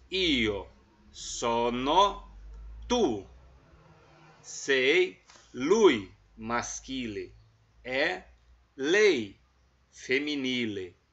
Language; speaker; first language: Italian; non-native, fluent; Portuguese